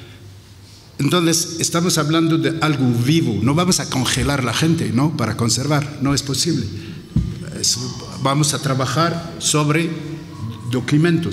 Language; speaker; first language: Spanish; non-native, fluent; Arabic